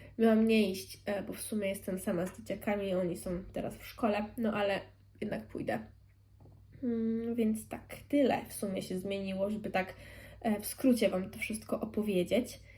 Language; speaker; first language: Polish; early bilingual, heritage; Polish